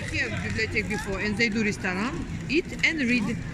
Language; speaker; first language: English; non-native, learner; Russian